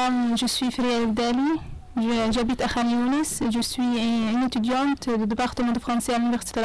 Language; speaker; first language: French; non-native, learner; Arabic